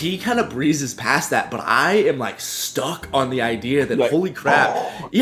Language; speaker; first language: English; native; English